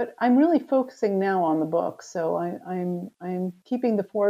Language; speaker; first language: English; native; English